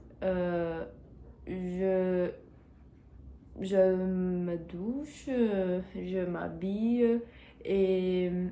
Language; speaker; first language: French; non-native, learner; Portuguese